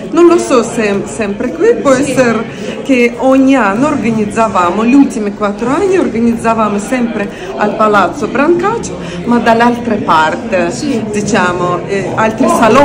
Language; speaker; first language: Italian; non-native, fluent; Russian